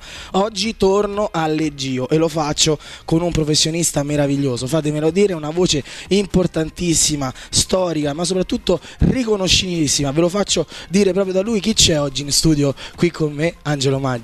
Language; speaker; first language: Italian; native; Italian